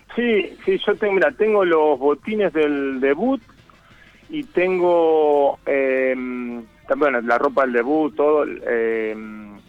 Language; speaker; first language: Spanish; native; Spanish